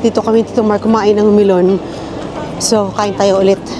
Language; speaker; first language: Filipino; native; Filipino